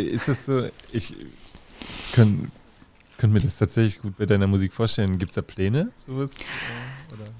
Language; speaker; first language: German; native; German